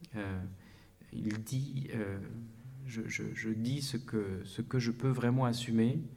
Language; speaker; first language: French; native; French